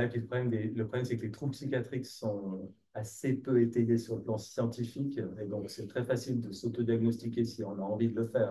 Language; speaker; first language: French; native; French